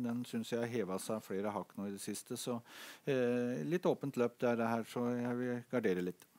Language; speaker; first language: Norwegian; native; Norwegian